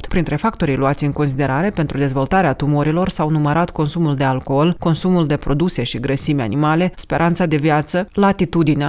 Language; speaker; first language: Romanian; native; Romanian